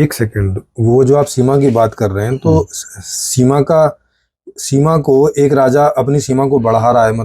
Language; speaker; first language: Hindi; native; Hindi